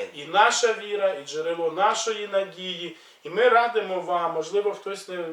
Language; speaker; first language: Ukrainian; native; Ukrainian